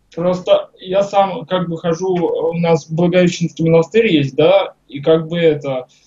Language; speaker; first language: Russian; native; Russian